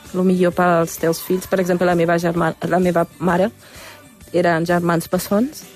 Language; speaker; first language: Catalan; non-native, fluent; German